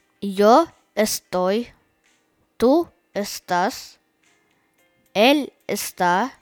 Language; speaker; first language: Spanish; non-native, learner; Russian